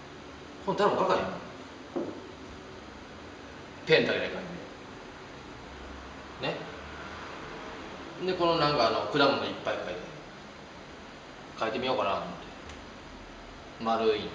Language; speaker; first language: Japanese; native; Japanese